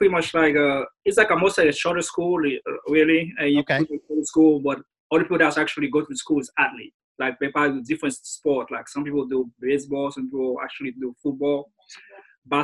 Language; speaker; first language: English; native; English